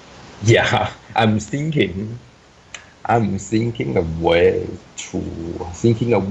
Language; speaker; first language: English; non-native, learner; Chinese